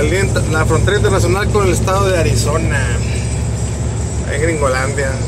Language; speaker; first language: Spanish; native; Spanish